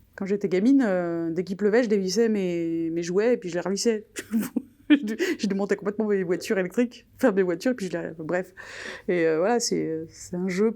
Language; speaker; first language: French; native; French